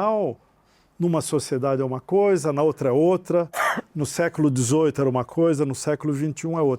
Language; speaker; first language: Portuguese; native; Portuguese